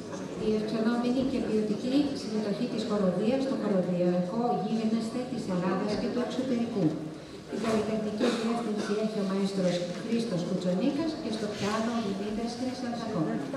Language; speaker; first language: Greek; native; Greek